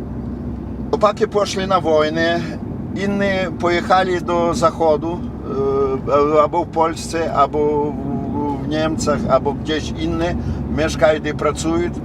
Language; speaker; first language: Polish; non-native, learner; Ukrainian